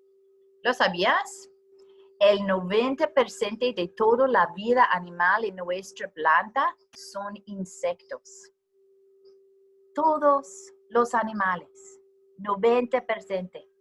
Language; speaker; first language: Spanish; non-native, learner; English